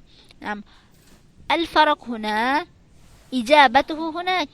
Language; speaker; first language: Arabic; non-native, fluent; Indonesian